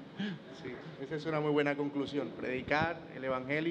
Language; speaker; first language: Spanish; native; Spanish